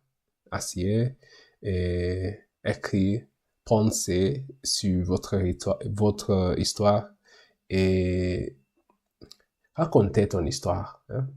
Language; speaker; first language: French; non-native, learner; English